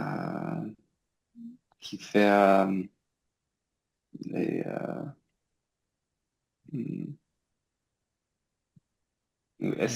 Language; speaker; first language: French; non-native, learner; English